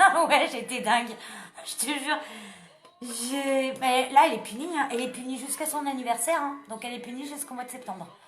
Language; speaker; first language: French; native; French